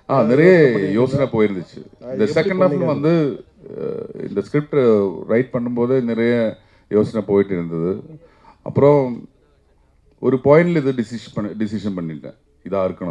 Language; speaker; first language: Tamil; non-native, learner; Malayalam